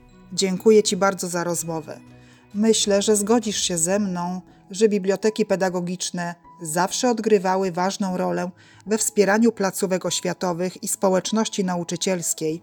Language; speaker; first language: Polish; native; Polish